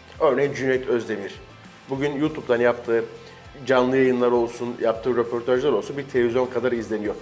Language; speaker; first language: Turkish; native; Turkish